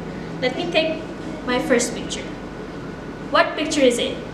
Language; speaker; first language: English; non-native, fluent; Indonesian